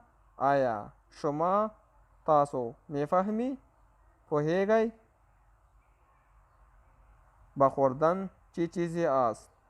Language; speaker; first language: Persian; non-native, local second language; Pashto